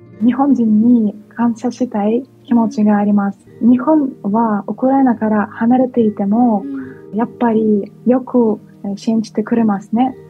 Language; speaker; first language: Japanese; non-native, fluent; Ukrainian